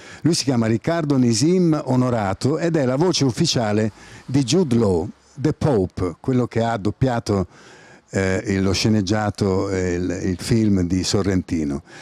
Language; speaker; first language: Italian; native; Italian